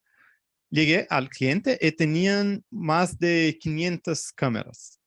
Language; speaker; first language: Spanish; non-native, fluent; Portuguese